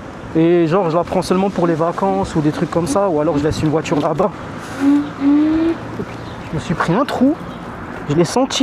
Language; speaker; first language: French; native; French